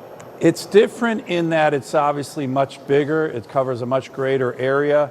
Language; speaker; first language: English; native; English